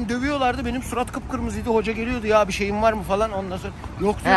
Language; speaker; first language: Turkish; native; Turkish